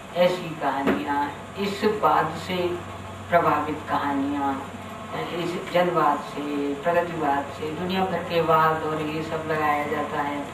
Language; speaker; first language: Hindi; native; Hindi